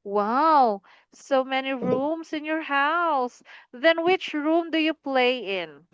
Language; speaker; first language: English; non-native, fluent; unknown